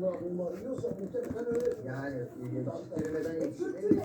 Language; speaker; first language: Turkish; native; Turkish